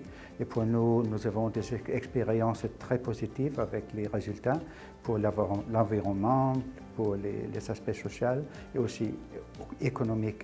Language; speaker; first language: French; non-native, fluent; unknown